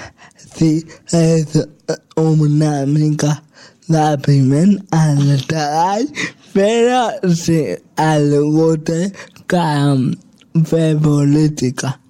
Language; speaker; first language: Catalan; non-native, local second language; Spanish